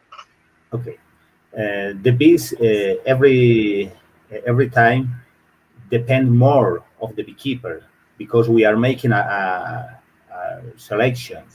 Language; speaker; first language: English; non-native, learner; Spanish